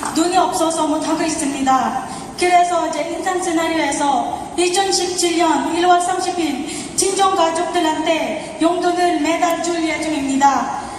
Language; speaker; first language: Korean; non-native, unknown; Filipino